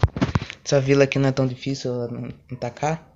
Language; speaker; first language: Portuguese; native; Portuguese